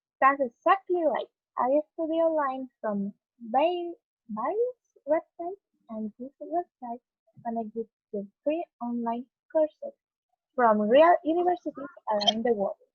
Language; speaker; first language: English; non-native, learner; Spanish